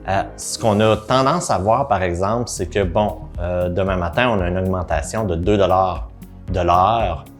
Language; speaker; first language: French; native; French